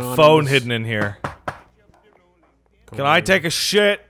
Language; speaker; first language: English; native; English